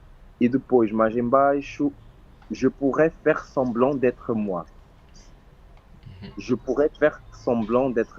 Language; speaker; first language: French; non-native, fluent; Portuguese